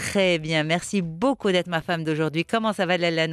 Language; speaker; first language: French; non-native, local second language; Arabic